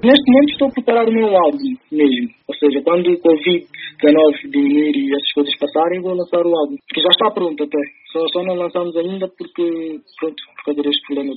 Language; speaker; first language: Portuguese; early bilingual, other home language; Upper Guinea Crioulo